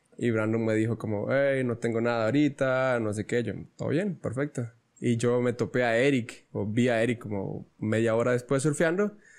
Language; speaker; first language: Spanish; native; Spanish